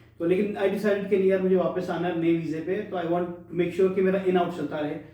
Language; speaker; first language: Urdu; early bilingual, heritage; Urdu